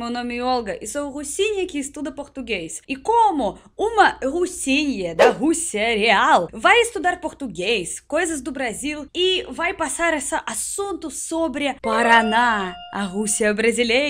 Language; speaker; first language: Portuguese; non-native, learner; Russian